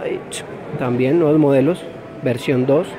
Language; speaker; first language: Spanish; native; Spanish